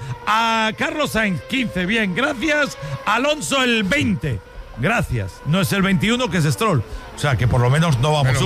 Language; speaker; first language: Spanish; native; Spanish